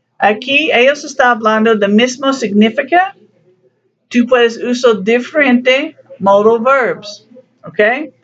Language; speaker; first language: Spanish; non-native, learner; English